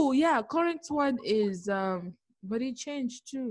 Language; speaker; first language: English; non-native, local second language; Igbo